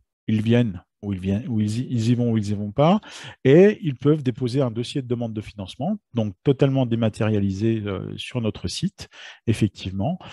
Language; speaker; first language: French; native; French